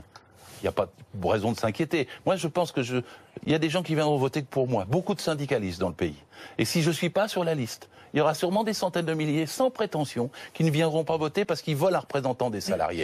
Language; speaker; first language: French; native; French